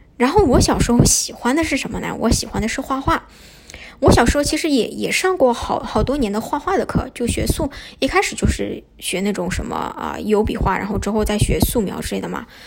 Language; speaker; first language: Chinese; native; Chinese